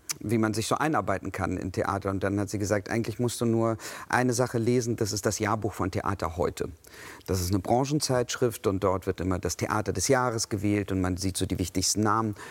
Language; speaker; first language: German; early bilingual, other home language; Russian